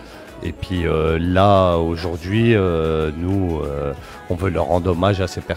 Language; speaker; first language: French; early bilingual, other home language; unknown